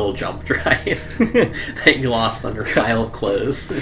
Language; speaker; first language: English; native; English